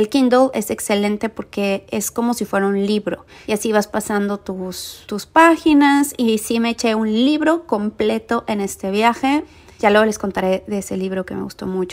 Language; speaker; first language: Spanish; native; Spanish